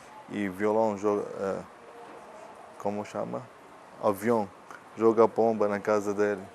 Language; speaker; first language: Portuguese; non-native, learner; Arabic